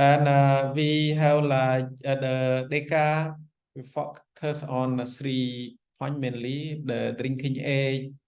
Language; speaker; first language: English; non-native, fluent; Khmer